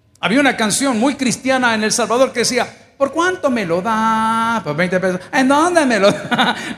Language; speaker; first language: Spanish; native; Spanish